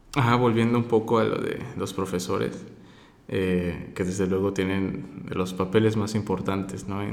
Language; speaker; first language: Spanish; native; Spanish